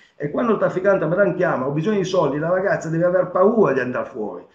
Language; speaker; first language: Italian; native; Italian